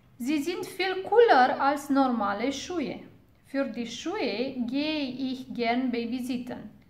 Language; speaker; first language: German; non-native, fluent; Romanian